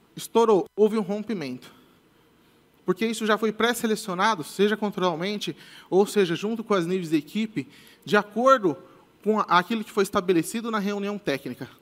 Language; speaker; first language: Portuguese; native; Portuguese